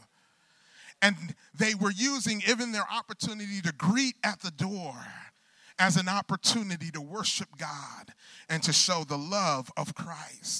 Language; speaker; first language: English; native; English